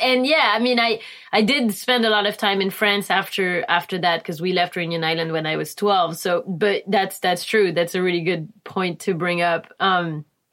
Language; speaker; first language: English; non-native, fluent; French